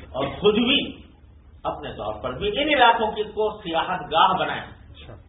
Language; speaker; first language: Urdu; native; Urdu